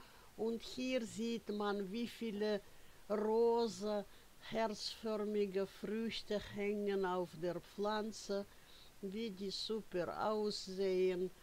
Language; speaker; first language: German; non-native, fluent; Russian